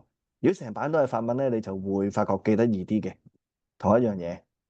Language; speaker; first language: Cantonese; native; Cantonese